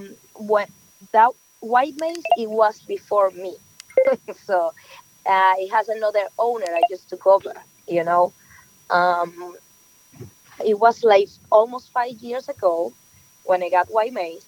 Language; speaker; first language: English; non-native, learner; Spanish